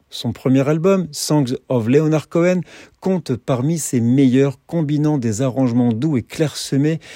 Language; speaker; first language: French; native; French